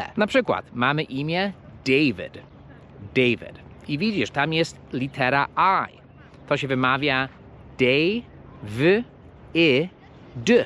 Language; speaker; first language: Polish; non-native, fluent; English